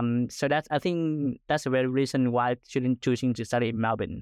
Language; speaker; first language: English; non-native, fluent; Vietnamese